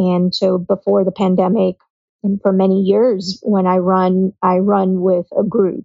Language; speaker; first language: English; non-native, local second language; Gujarati